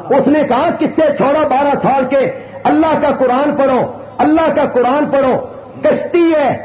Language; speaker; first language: Urdu; non-native, local second language; Punjabi